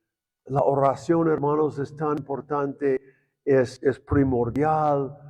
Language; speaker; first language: Spanish; non-native, fluent; English